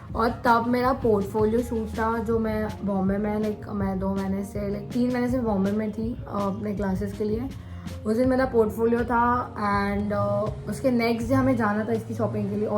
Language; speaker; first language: Hindi; native; Hindi